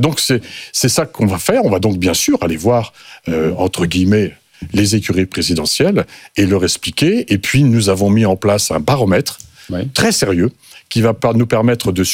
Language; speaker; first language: French; native; French